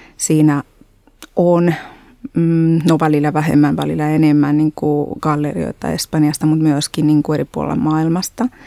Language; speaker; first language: Finnish; non-native, fluent; Spanish